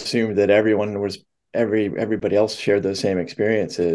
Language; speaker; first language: English; native; English